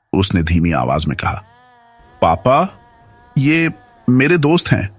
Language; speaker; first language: Hindi; native; Hindi